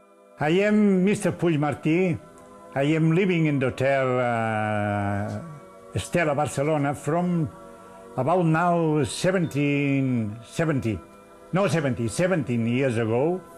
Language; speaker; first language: English; non-native, learner; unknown